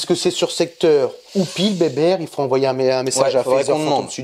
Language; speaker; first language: French; native; French